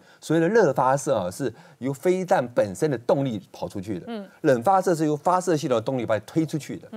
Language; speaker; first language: Chinese; native; Chinese